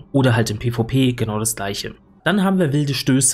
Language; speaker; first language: German; native; German